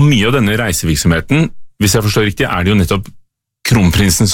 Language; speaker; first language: Norwegian; native; Norwegian